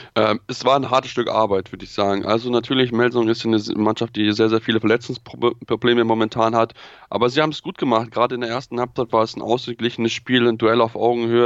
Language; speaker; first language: German; native; German